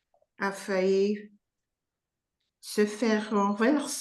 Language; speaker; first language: French; non-native, learner; English